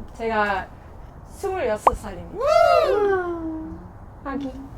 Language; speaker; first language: Korean; non-native, learner; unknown